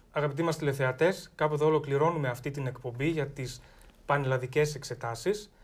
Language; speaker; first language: Greek; native; Greek